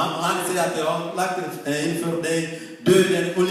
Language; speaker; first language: Swedish; non-native, fluent; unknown